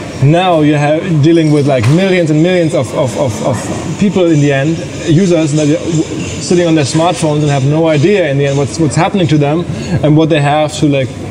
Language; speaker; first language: English; non-native, fluent; German